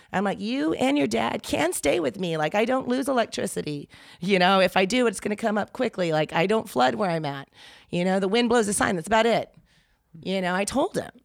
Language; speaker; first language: English; native; English